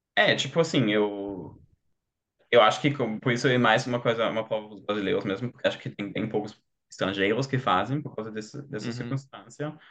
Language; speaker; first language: Portuguese; non-native, fluent; German